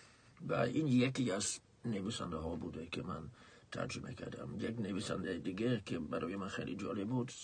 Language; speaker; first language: Persian; non-native, fluent; Dutch